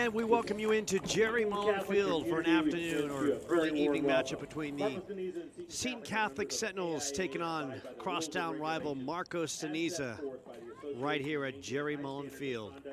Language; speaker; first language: English; native; English